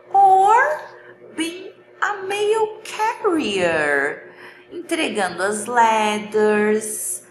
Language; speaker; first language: English; non-native, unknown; Portuguese